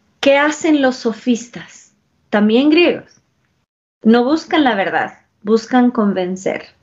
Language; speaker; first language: Spanish; early bilingual, heritage; English